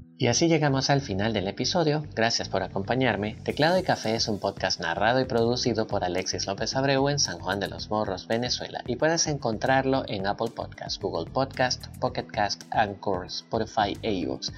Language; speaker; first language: Spanish; native; Spanish